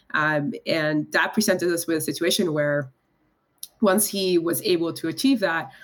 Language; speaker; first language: English; early bilingual, other home language; Spanish